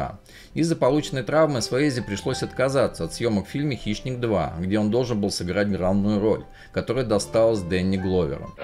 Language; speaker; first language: Russian; native; Russian